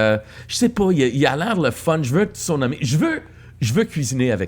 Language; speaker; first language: French; non-native, local second language; English